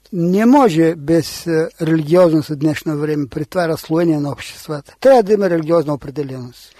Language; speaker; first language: Bulgarian; native; Bulgarian